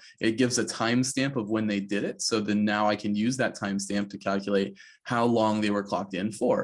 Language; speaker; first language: English; native; English